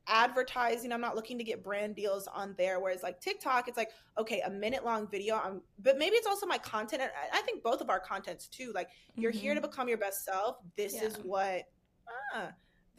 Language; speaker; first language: English; native; English